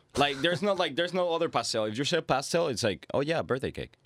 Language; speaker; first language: English; non-native, fluent; Spanish